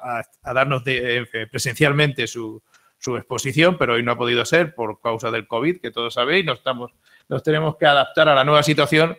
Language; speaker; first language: Spanish; native; Spanish